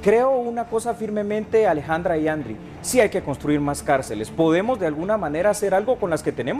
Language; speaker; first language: Spanish; native; Spanish